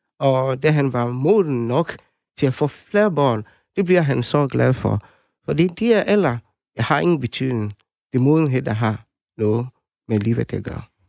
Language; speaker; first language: Danish; non-native, fluent; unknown